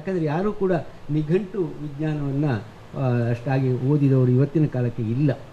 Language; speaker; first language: Kannada; native; Kannada